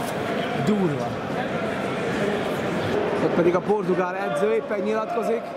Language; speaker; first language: Hungarian; native; Hungarian